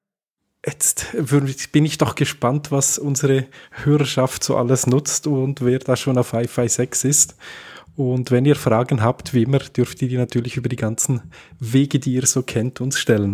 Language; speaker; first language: German; native; German